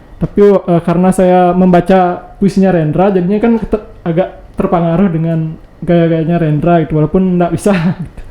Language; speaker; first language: Indonesian; non-native, local second language; Balinese